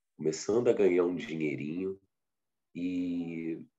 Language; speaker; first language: Portuguese; native; Portuguese